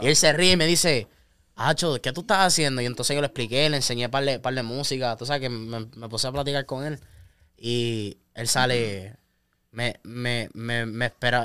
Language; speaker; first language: Spanish; early bilingual, heritage; Spanish